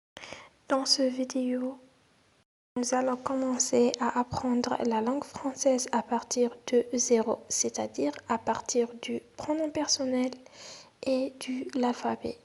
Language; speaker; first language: French; non-native, local second language; Arabic